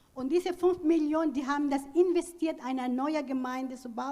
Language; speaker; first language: German; non-native, learner; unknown